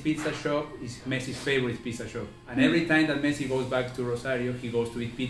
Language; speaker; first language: English; non-native, fluent; Spanish